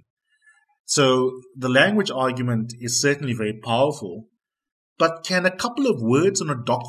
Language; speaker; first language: English; non-native, local second language; Afrikaans